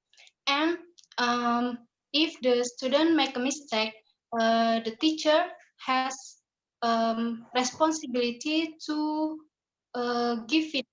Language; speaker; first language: English; non-native, learner; Indonesian